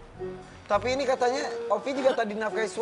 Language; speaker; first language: Indonesian; native; Indonesian